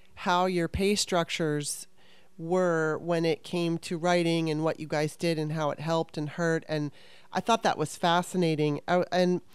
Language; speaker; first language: English; native; English